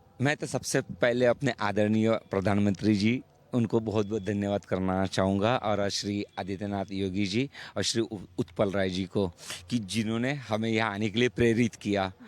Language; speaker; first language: Hindi; native; Hindi